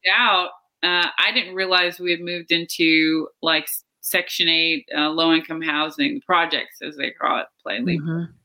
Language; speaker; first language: English; native; English